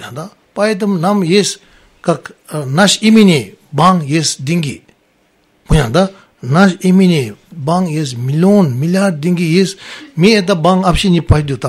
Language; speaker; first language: Russian; non-native, learner; Tibetan